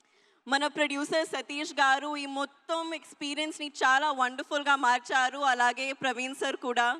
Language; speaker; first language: Telugu; non-native, learner; Hindi